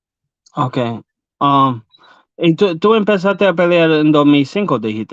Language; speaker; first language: Spanish; early bilingual, heritage; English